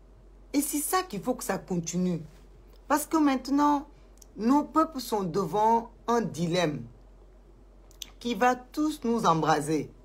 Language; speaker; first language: French; non-native, local second language; Wolof